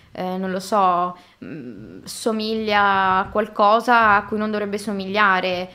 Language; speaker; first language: Italian; native; Italian